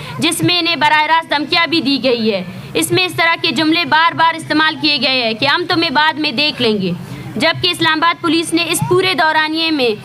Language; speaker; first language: Urdu; non-native, local second language; Baluchi